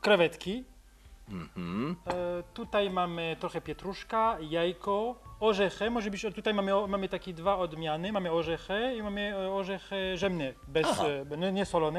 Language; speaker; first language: Polish; non-native, learner; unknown